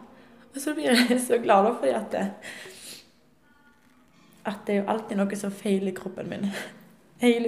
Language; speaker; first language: Norwegian; native; Norwegian